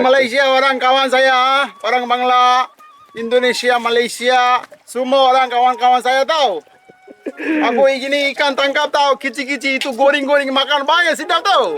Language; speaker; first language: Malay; non-native, learner; Bangla